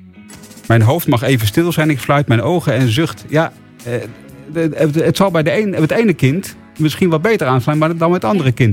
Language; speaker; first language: Dutch; native; Dutch